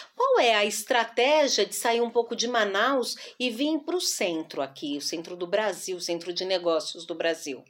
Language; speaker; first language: Portuguese; native; Portuguese